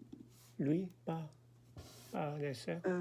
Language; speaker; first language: French; non-native, learner; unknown